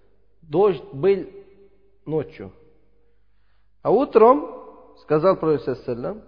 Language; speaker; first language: Russian; non-native, learner; Uzbek